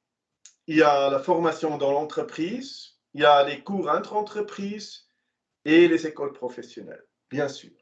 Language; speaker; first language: French; non-native, local second language; German